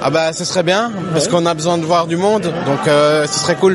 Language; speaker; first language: French; native; French